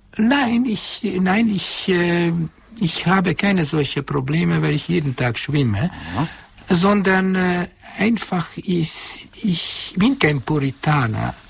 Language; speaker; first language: German; non-native, fluent; Hungarian